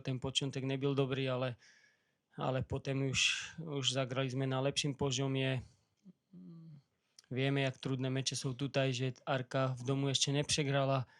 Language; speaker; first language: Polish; non-native, learner; Slovak